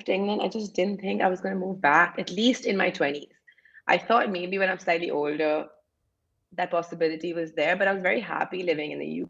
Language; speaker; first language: English; non-native, local second language; Urdu